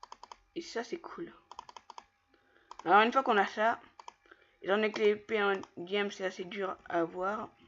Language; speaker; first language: French; native; French